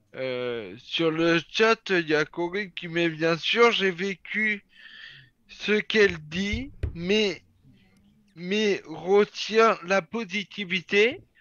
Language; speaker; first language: French; native; French